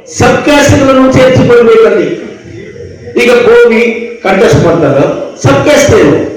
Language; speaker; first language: Kannada; non-native, local second language; Tamil